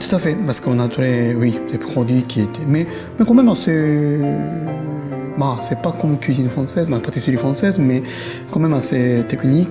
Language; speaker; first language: French; non-native, fluent; Japanese